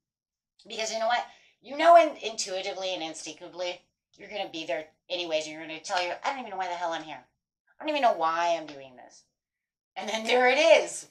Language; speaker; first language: English; native; English